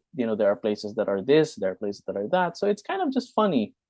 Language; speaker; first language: English; non-native, local second language; Hiligaynon